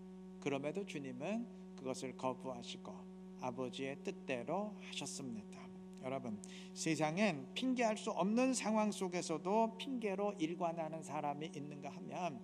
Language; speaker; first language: Korean; native; Korean